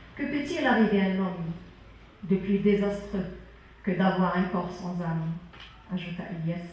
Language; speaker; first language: French; non-native, local second language; Arabic